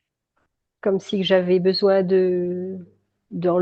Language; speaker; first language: French; native; French